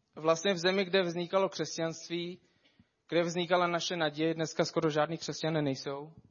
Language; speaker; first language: Czech; non-native, fluent; Arabic